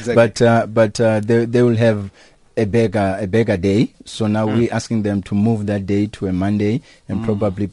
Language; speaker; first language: English; non-native, local second language; Xhosa